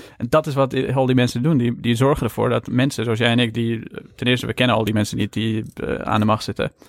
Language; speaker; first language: Dutch; early bilingual, other home language; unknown